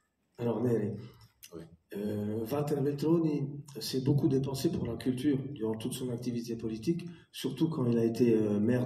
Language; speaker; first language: French; native; French